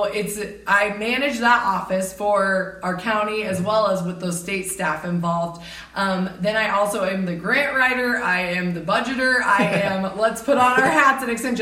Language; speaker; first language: English; native; English